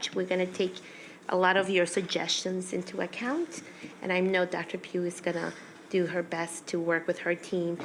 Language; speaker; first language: English; early bilingual, other home language; Spanish